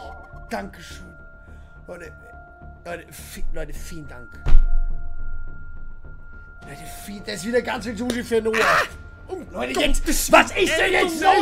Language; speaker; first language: German; native; German